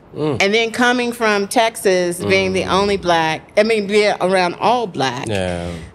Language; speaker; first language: English; native; English